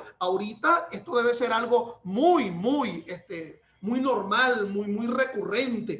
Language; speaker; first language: Spanish; native; Spanish